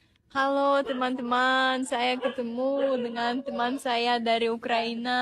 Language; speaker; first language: Indonesian; non-native, learner; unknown